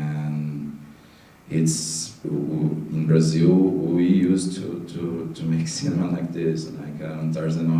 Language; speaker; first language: English; non-native, learner; Portuguese